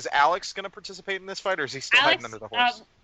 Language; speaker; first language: English; native; English